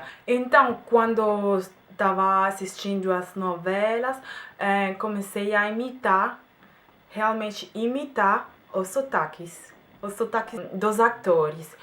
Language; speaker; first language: Portuguese; non-native, fluent; German